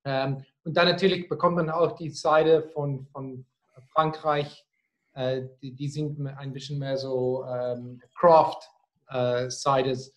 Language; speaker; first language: German; non-native, fluent; Afrikaans